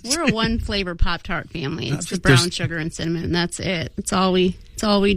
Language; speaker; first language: English; native; English